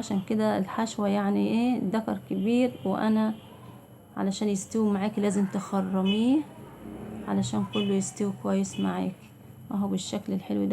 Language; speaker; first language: Arabic; native; Arabic